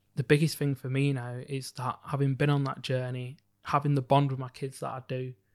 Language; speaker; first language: English; native; English